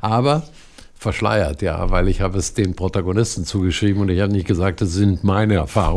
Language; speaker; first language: German; non-native, fluent; Hebrew